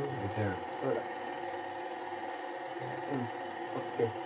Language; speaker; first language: English; non-native, learner; Japanese